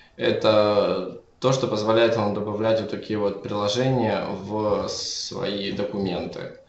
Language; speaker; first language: Russian; native; Russian